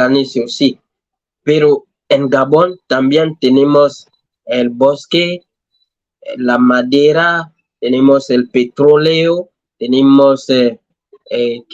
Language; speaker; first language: Spanish; non-native, learner; French